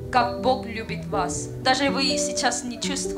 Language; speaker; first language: Russian; non-native, learner; Korean